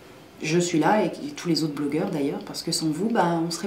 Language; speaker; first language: French; native; French